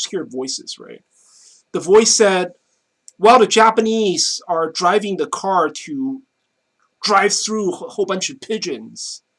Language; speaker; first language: English; non-native, fluent; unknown